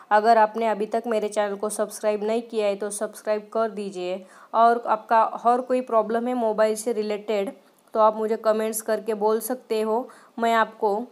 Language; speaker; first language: Hindi; non-native, local second language; Marathi